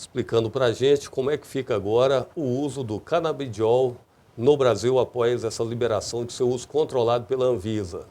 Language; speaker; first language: Portuguese; native; Portuguese